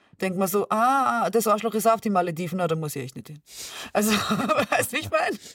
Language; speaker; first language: German; early bilingual, other home language; Serbian